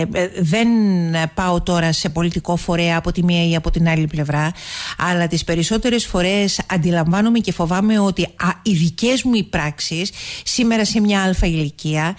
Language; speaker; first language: Greek; native; Greek